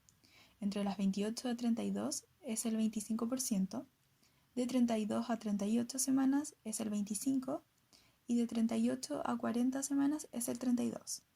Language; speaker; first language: Spanish; native; Spanish